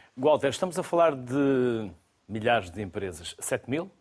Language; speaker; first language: Portuguese; native; Portuguese